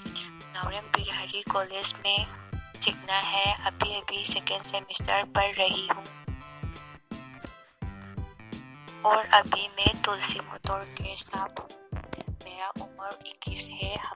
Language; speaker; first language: Hindi; non-native, local second language; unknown